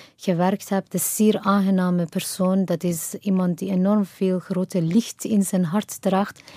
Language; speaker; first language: Dutch; non-native, fluent; Persian